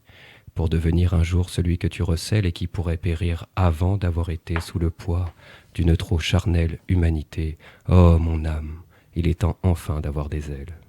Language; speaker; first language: French; native; French